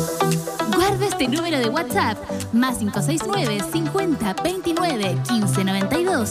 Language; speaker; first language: Spanish; native; Spanish